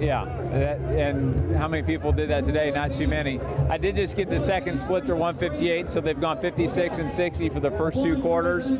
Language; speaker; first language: English; native; English